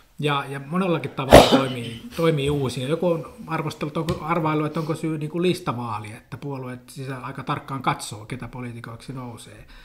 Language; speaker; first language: Finnish; native; Finnish